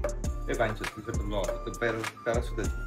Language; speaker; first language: Italian; non-native, learner; Bangla